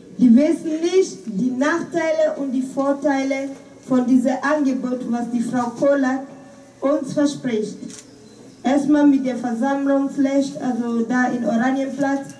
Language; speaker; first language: German; non-native, fluent; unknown